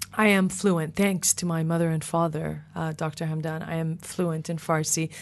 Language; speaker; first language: English; early bilingual, other home language; Persian